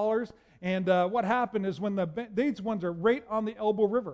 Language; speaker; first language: English; native; English